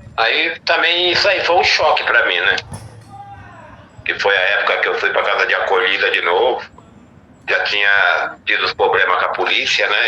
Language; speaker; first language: Portuguese; native; Portuguese